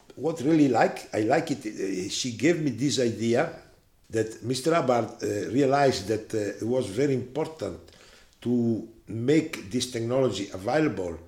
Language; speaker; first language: English; non-native, fluent; Italian